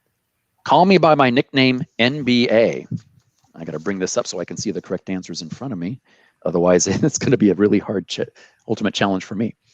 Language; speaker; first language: English; native; English